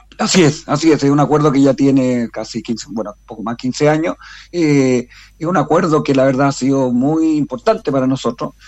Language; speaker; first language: Spanish; native; Spanish